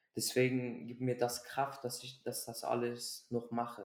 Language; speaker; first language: German; early bilingual, other home language; Persian